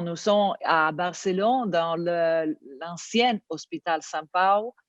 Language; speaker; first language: French; non-native, fluent; Italian